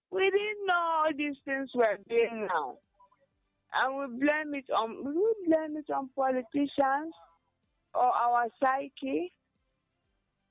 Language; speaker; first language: English; non-native, local second language; Igbo